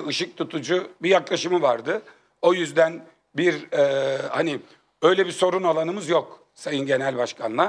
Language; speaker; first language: Turkish; native; Turkish